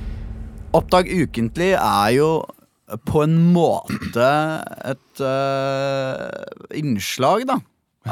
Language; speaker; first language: Norwegian; native; Norwegian